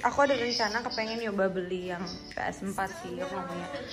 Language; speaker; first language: Indonesian; early bilingual, heritage; Indonesian